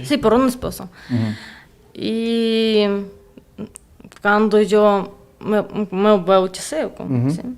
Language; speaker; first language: Spanish; non-native, learner; Russian